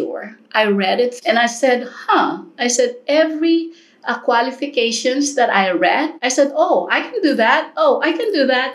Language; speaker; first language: English; non-native, local second language; Filipino